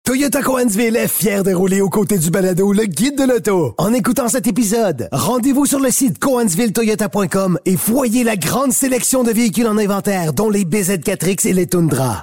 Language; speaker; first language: French; native; French